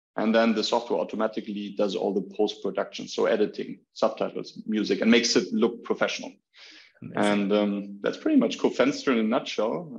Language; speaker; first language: English; non-native, fluent; German